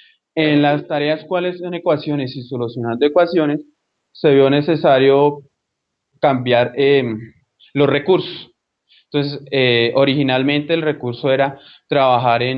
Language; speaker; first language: Spanish; native; Spanish